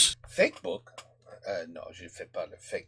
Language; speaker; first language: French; non-native, learner; English